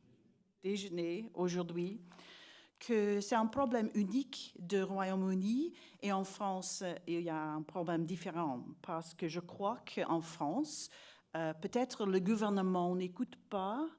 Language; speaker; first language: French; non-native, learner; English